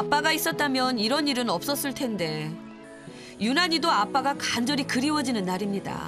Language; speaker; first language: Korean; native; Korean